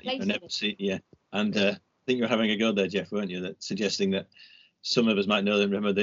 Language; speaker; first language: English; native; English